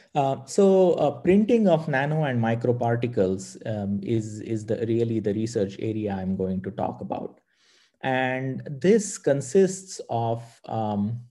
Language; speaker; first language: English; non-native, local second language; Marathi